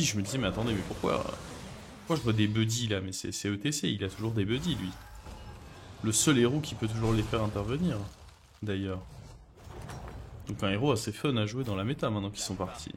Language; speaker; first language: French; native; French